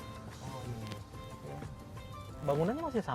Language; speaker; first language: Indonesian; native; Indonesian